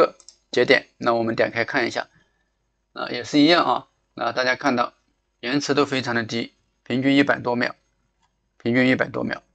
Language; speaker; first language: Chinese; native; Chinese